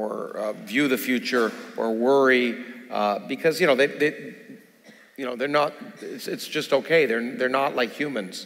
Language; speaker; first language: English; native; English